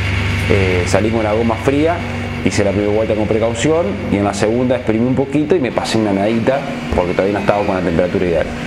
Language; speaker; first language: Spanish; native; Spanish